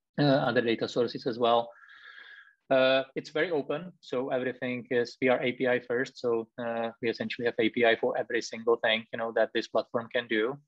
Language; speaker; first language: English; non-native, fluent; Czech